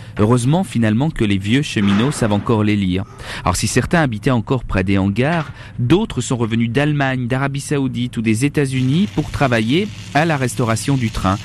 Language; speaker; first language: French; native; French